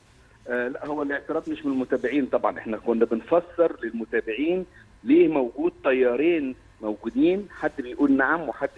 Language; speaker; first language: Arabic; native; Arabic